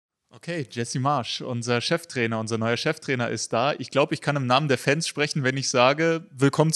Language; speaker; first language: German; native; German